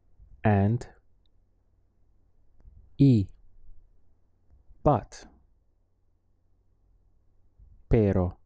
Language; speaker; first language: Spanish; non-native, fluent; English